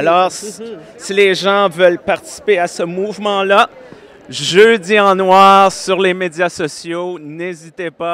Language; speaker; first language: French; native; French